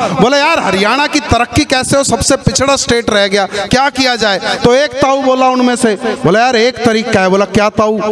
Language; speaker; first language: Hindi; native; Hindi